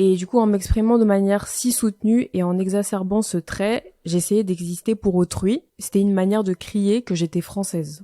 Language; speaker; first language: French; native; French